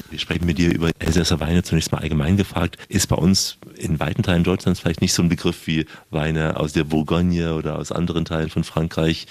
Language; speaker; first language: German; native; German